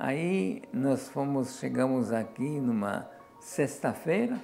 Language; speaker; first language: Portuguese; non-native, fluent; Polish